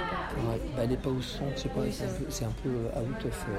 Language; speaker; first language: French; native; French